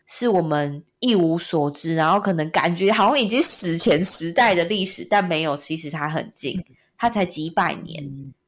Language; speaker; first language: Chinese; non-native, local second language; Min Nan Chinese